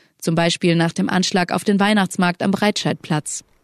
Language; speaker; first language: German; non-native, learner; Arabic